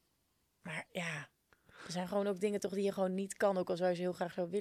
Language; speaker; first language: Dutch; native; Dutch